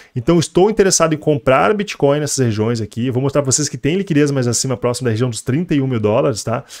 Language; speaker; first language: Portuguese; native; Portuguese